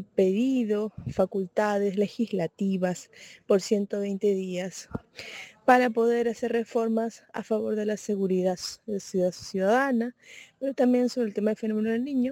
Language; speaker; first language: Spanish; native; Spanish